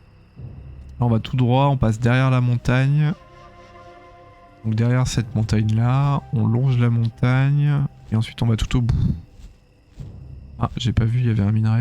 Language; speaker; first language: French; native; French